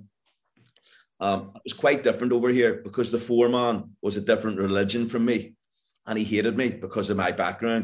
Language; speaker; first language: English; native; English